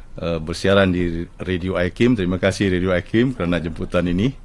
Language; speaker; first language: Malay; non-native, local second language; Central Dusun